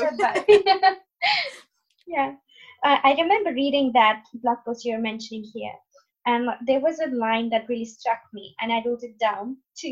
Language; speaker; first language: English; non-native, local second language; Urdu